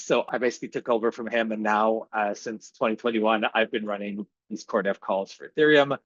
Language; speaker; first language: English; native; English